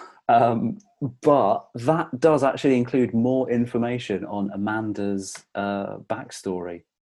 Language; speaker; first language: English; native; English